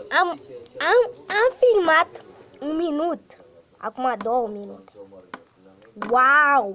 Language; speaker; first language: Romanian; early bilingual, heritage; Romanian